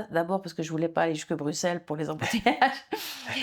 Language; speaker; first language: French; native; French